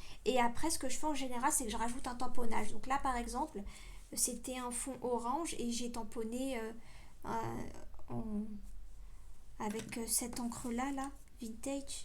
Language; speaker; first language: French; native; French